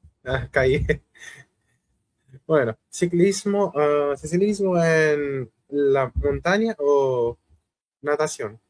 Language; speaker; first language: Spanish; non-native, fluent; Hindi